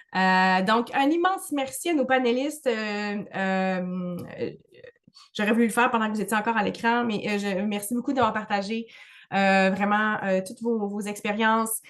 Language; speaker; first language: French; native; French